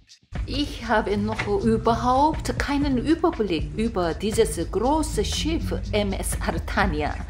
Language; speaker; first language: German; non-native, fluent; Korean